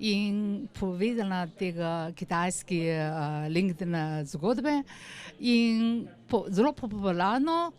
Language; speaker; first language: Slovenian; non-native, learner; Chinese